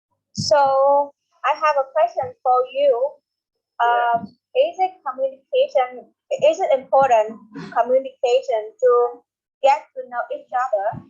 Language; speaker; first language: English; non-native, learner; Vietnamese